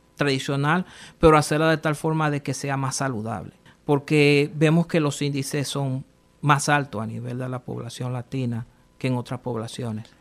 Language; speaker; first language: Spanish; early bilingual, heritage; Spanish